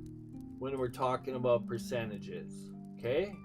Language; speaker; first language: English; native; English